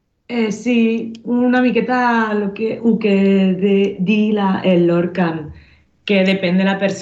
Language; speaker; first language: Catalan; non-native, local second language; Spanish